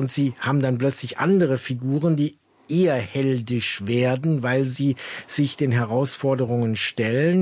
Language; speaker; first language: German; native; German